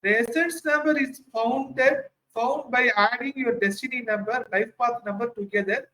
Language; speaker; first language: English; non-native, local second language; Tamil